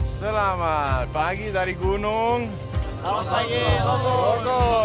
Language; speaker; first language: Indonesian; non-native, learner; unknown